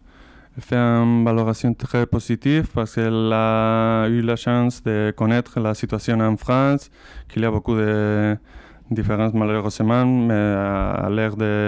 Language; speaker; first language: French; non-native, learner; Spanish